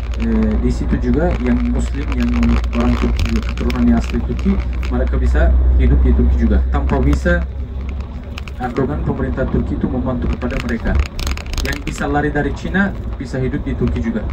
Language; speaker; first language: Indonesian; non-native, fluent; Turkish